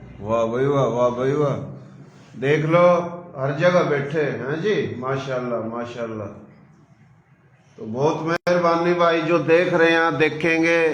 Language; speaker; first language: Hindi; non-native, local second language; Marwari